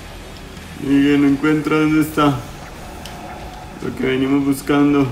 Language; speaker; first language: Spanish; native; Spanish